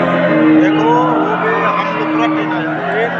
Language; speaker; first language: Hindi; non-native, local second language; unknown